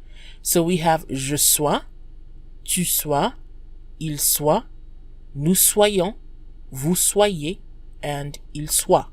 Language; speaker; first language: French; non-native, fluent; English